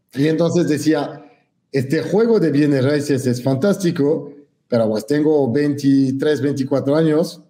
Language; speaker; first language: Spanish; non-native, fluent; French